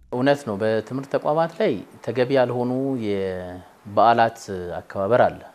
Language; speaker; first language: Amharic; native; Amharic